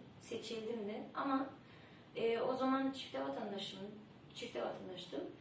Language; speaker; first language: Turkish; early bilingual, heritage; Turkish